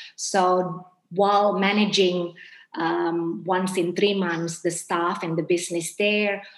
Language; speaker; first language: English; non-native, fluent; Indonesian